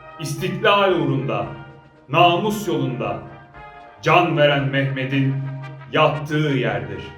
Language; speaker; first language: Turkish; native; Turkish